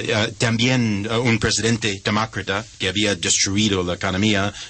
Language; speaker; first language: Spanish; non-native, fluent; English